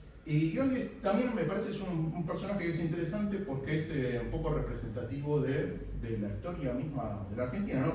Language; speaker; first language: Spanish; native; Spanish